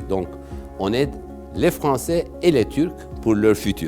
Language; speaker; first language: French; non-native, local second language; Turkish